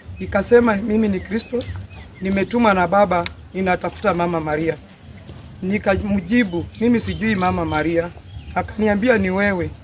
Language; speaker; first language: Swahili; non-native, local second language; Luyia